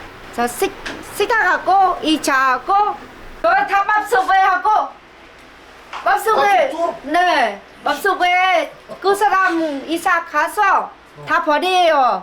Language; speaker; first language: Korean; non-native, learner; Vietnamese